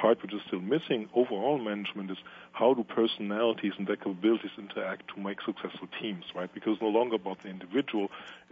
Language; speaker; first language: English; non-native, fluent; Italian